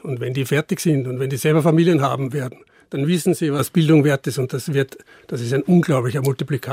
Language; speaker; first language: German; native; German